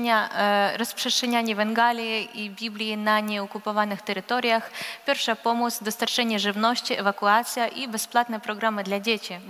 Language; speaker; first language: Polish; non-native, learner; Ukrainian